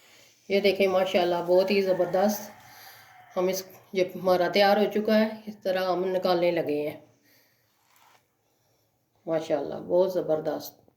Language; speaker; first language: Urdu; non-native, local second language; Punjabi